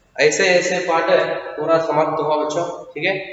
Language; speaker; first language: Hindi; non-native, local second language; Kannada